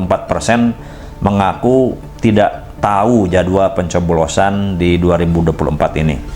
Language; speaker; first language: Indonesian; native; Indonesian